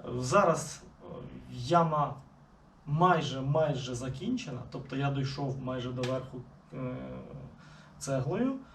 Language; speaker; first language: Ukrainian; non-native, local second language; Russian